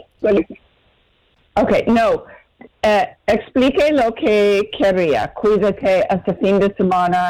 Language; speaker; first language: Spanish; non-native, fluent; English